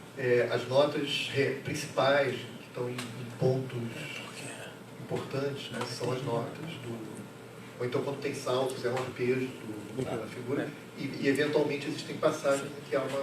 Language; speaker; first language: Portuguese; native; Portuguese